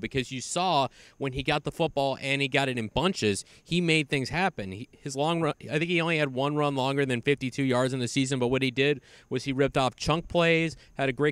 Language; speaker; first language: English; native; English